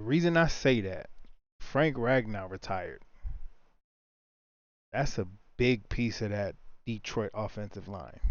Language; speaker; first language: English; native; English